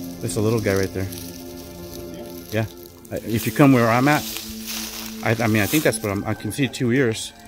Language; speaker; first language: English; native; English